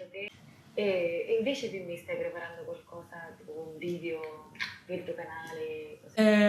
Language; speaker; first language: Italian; native; Italian